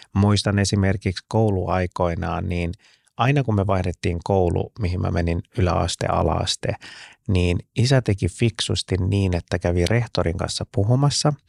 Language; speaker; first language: Finnish; early bilingual, other home language; Persian